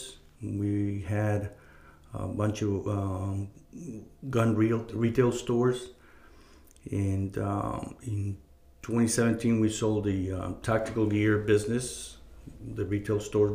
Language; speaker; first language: English; non-native, fluent; Spanish